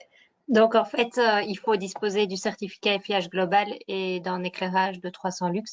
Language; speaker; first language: French; native; French